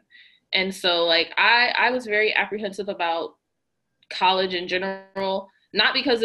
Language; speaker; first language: English; native; English